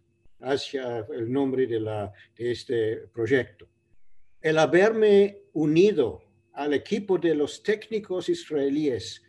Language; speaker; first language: Spanish; non-native, fluent; English